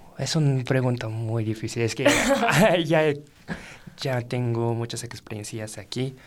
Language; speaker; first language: Spanish; non-native, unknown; Japanese